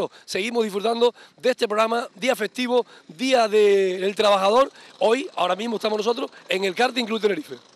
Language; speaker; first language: Spanish; native; Spanish